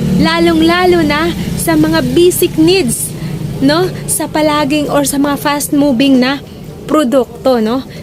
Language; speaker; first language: Filipino; non-native, local second language; Hiligaynon